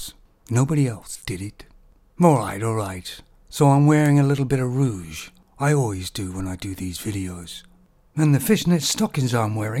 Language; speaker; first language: English; native; English